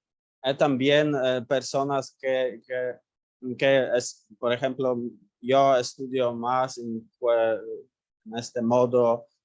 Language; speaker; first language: Spanish; non-native, learner; Polish